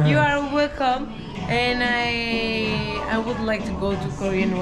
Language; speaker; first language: English; non-native, learner; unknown